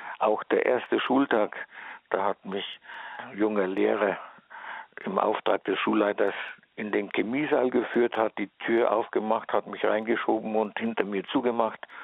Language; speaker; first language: German; early bilingual, heritage; German